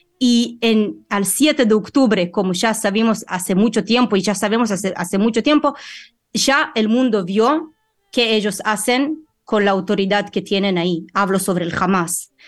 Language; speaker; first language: Spanish; non-native, fluent; Russian